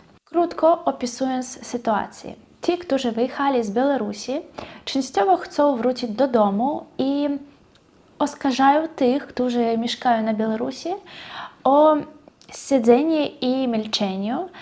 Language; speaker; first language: Polish; non-native, fluent; Russian